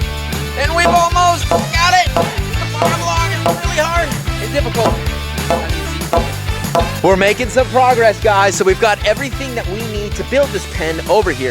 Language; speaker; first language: English; native; English